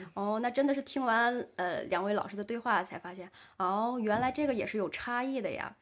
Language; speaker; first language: Chinese; native; Chinese